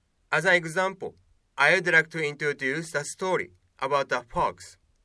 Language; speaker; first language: English; non-native, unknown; Japanese